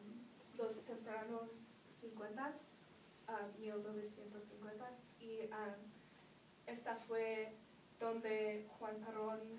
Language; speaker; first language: Spanish; non-native, learner; English